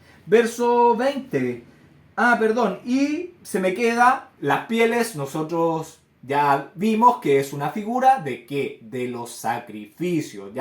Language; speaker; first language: Spanish; native; Spanish